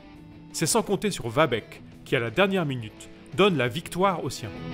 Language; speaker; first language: French; native; French